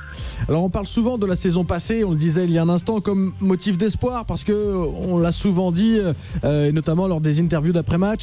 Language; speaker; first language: French; native; French